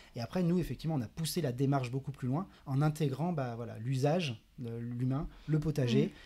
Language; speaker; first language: French; native; French